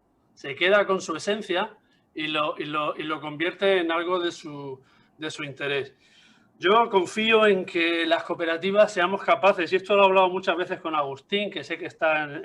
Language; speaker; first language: Spanish; native; Spanish